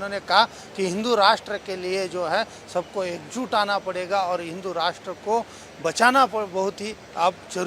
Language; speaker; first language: Hindi; native; Hindi